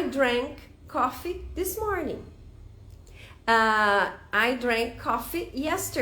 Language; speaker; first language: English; non-native, fluent; Portuguese